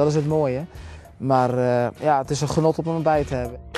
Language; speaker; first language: Dutch; native; Dutch